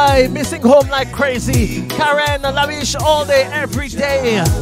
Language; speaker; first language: English; non-native, local second language; Seselwa Creole French